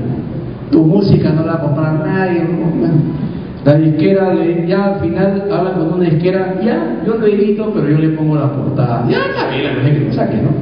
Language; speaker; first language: Spanish; native; Spanish